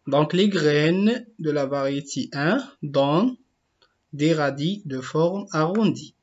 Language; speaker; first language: French; non-native, local second language; Arabic